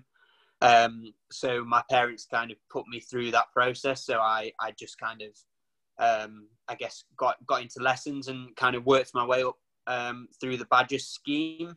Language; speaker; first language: English; native; English